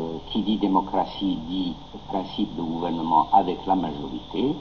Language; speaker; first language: French; non-native, local second language; Arabic